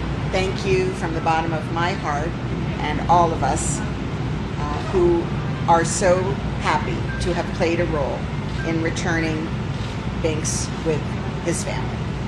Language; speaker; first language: English; native; English